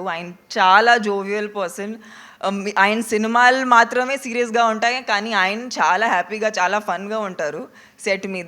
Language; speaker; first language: Telugu; non-native, local second language; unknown